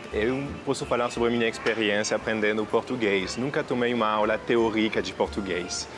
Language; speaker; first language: Portuguese; non-native, fluent; French